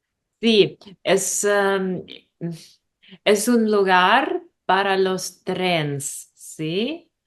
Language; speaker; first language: Spanish; non-native, learner; English